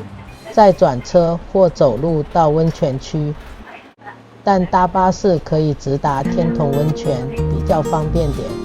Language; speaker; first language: Chinese; native; Chinese